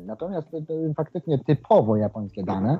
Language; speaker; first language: Polish; non-native, fluent; Japanese